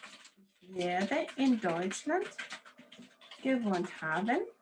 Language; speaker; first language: German; non-native, fluent; Spanish